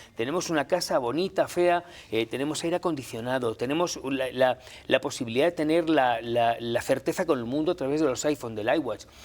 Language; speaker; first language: Spanish; native; Spanish